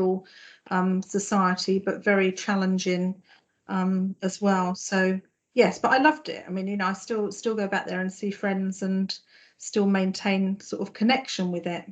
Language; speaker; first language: English; native; English